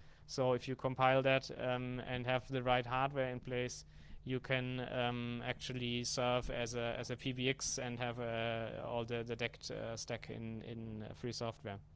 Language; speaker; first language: English; non-native, fluent; German